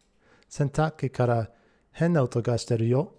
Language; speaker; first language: Japanese; non-native, learner; English